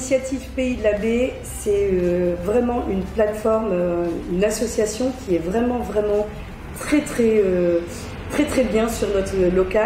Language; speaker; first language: French; native; French